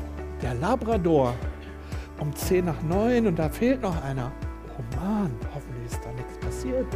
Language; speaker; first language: German; native; German